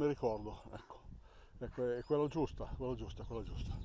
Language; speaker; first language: Italian; native; Italian